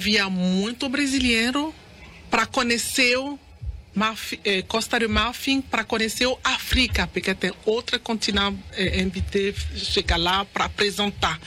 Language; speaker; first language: Portuguese; non-native, learner; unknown